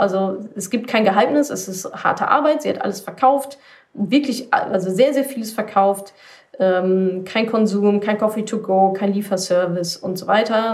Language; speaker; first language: German; native; German